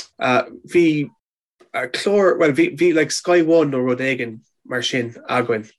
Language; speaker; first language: Irish; non-native, local second language; English